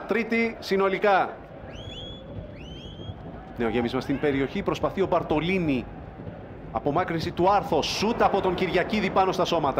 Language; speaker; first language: Greek; native; Greek